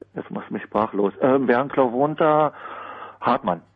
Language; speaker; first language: German; native; German